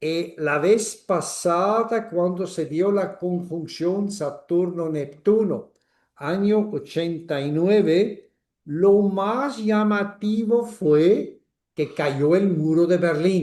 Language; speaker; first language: Spanish; non-native, fluent; German